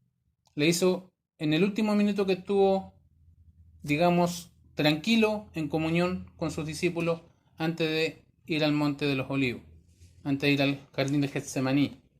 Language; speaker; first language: Spanish; native; Spanish